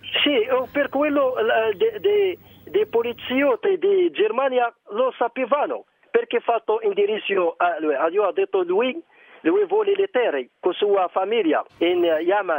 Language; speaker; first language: Italian; non-native, learner; Arabic